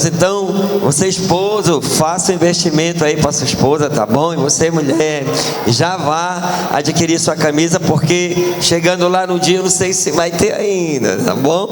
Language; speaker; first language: Portuguese; native; Portuguese